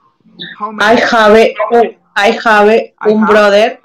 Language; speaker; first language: English; non-native, learner; Spanish